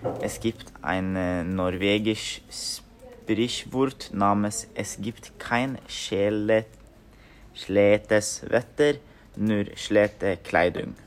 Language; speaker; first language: German; non-native, learner; Norwegian